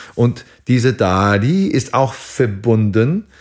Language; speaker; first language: German; non-native, fluent; English